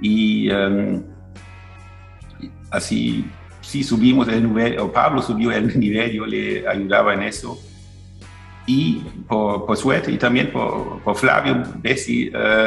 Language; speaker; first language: Spanish; non-native, fluent; German